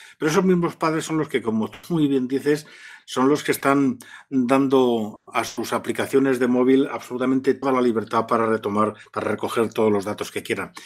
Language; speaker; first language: Spanish; native; Spanish